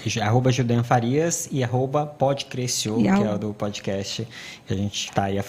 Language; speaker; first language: Portuguese; native; Portuguese